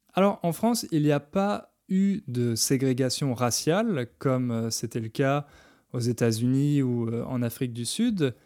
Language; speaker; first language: French; native; French